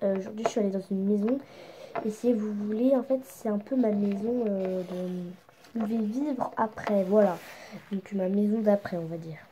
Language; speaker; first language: French; native; French